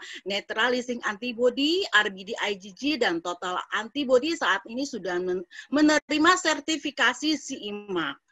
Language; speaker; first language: Indonesian; native; Indonesian